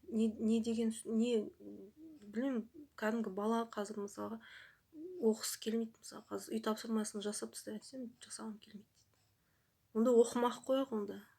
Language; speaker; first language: Kazakh; non-native, local second language; Russian